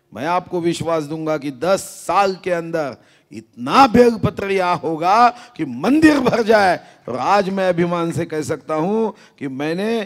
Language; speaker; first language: Hindi; non-native, local second language; Marathi